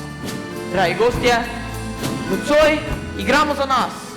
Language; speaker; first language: Slovenian; native; Slovenian